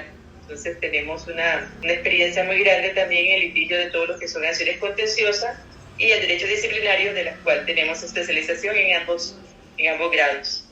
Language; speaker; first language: Spanish; native; Spanish